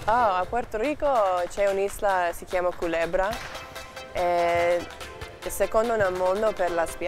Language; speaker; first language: Italian; non-native, learner; English